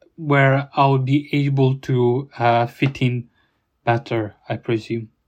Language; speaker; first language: English; non-native, fluent; Italian